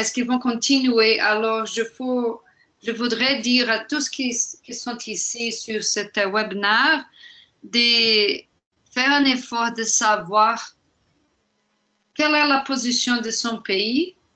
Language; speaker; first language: French; non-native, fluent; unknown